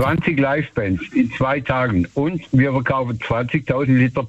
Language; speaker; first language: German; native; German